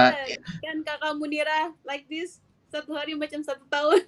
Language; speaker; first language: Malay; non-native, learner; Indonesian